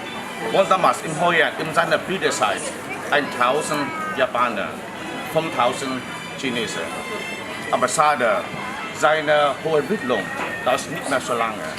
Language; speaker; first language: German; non-native, learner; Vietnamese